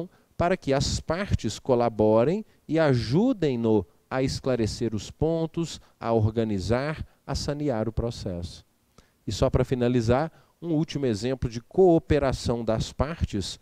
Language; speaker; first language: Portuguese; native; Portuguese